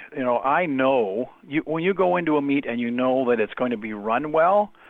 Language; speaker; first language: English; native; English